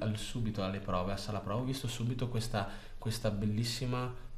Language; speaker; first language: Italian; early bilingual, other home language; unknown